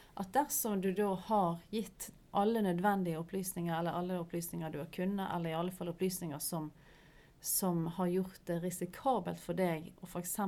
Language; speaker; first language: Norwegian; native; Norwegian